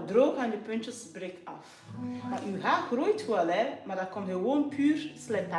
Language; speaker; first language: Dutch; non-native, learner; English